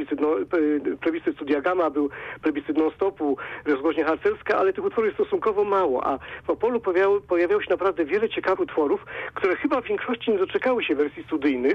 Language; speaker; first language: Polish; native; Polish